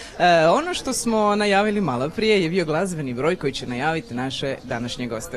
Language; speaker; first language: Croatian; native; Croatian